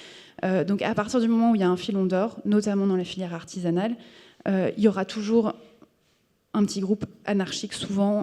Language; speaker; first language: French; native; French